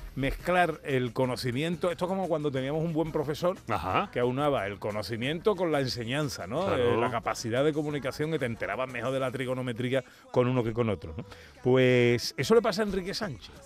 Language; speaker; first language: Spanish; native; Spanish